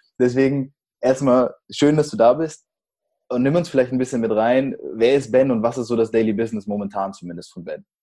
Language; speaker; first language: German; native; German